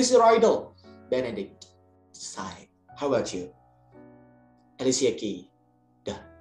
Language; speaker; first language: English; non-native, learner; Indonesian